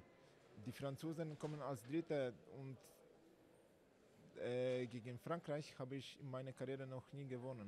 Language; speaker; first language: German; non-native, fluent; Polish